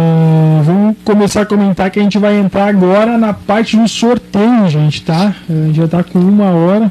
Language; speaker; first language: Portuguese; native; Portuguese